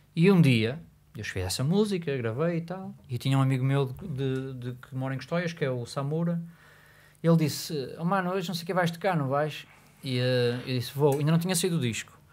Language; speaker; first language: Portuguese; native; Portuguese